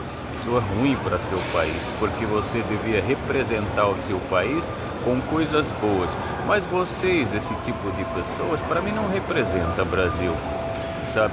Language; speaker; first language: Portuguese; non-native, fluent; Arabic